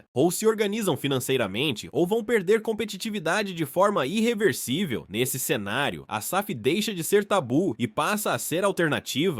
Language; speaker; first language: Portuguese; native; Portuguese